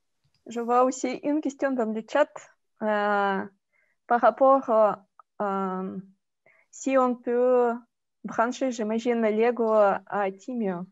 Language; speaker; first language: French; non-native, fluent; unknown